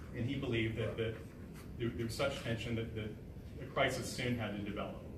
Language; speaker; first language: English; native; English